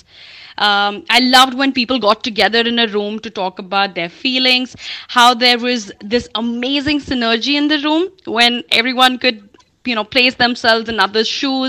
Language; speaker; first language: English; non-native, local second language; Hindi